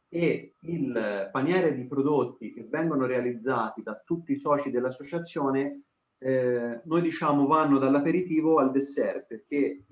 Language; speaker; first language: Italian; native; Italian